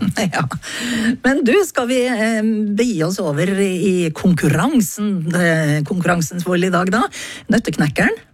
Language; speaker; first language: Norwegian; native; Norwegian